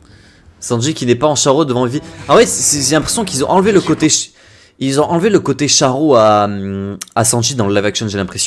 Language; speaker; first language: French; native; French